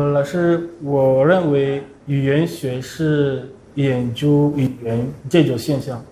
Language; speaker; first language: Chinese; non-native, learner; Ewe